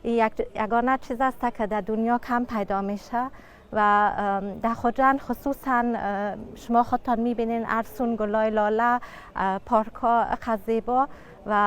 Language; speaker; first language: Persian; early bilingual, heritage; Persian